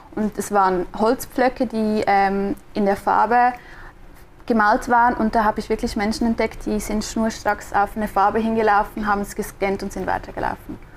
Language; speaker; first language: German; native; German